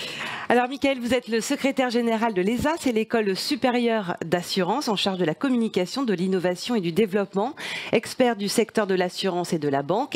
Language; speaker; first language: French; native; French